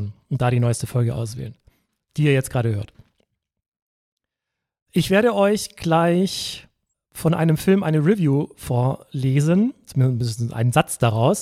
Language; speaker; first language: German; native; German